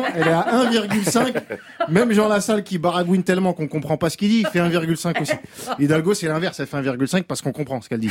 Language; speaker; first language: French; native; French